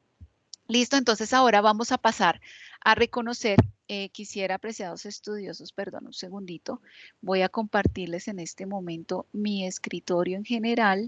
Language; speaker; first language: Spanish; native; Spanish